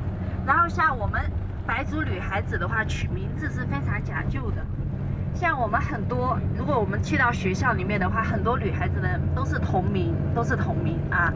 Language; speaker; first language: Chinese; native; Chinese